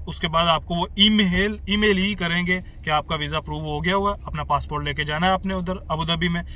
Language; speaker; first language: Urdu; non-native, local second language; Punjabi